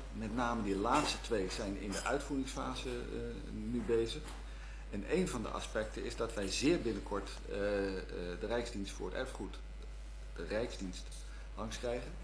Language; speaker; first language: Dutch; native; Dutch